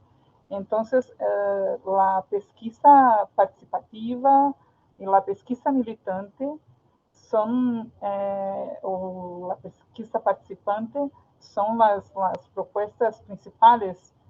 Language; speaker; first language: Spanish; non-native, fluent; Portuguese